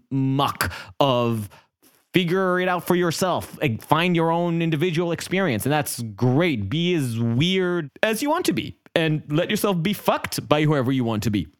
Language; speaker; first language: English; non-native, fluent; Hebrew